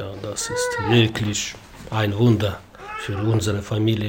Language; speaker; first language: German; non-native, learner; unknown